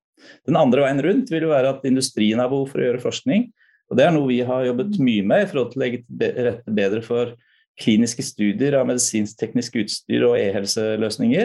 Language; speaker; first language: Norwegian; native; Norwegian